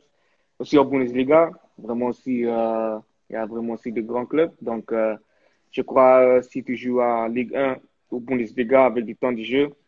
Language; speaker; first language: French; early bilingual, heritage; French